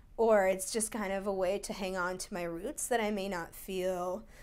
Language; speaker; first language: English; early bilingual, other home language; Russian